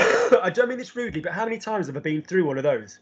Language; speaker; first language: English; native; English